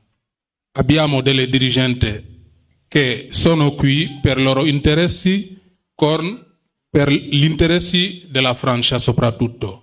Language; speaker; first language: Italian; non-native, fluent; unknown